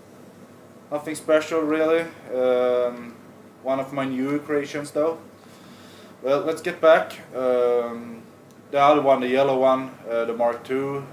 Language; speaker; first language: English; non-native, fluent; Swedish